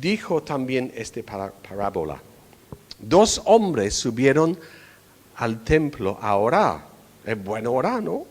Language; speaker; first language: Spanish; non-native, fluent; English